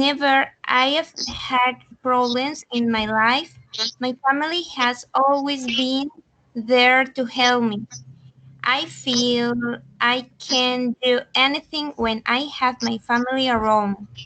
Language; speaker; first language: English; non-native, learner; Spanish